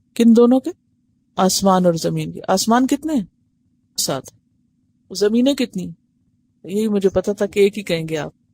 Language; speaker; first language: Urdu; native; Urdu